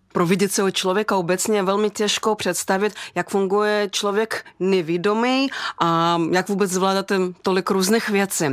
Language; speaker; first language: Czech; non-native, fluent; Russian